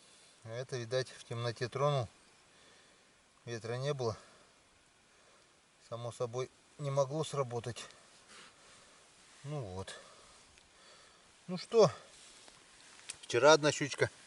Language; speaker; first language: Russian; native; Russian